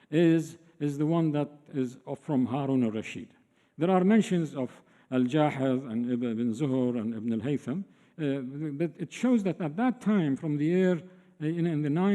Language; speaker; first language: English; non-native, fluent; Arabic